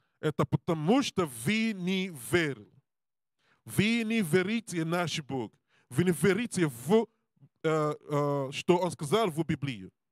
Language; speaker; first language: Russian; non-native, learner; Serbian